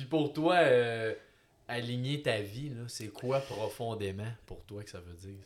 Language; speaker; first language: French; native; French